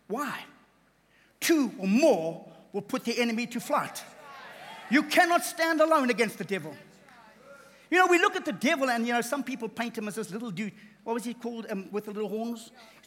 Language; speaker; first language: English; native; English